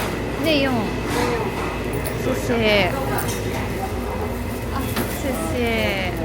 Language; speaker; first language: Chinese; non-native, learner; Japanese